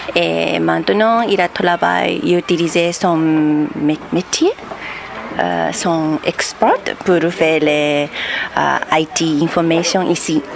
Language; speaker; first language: French; non-native, learner; Japanese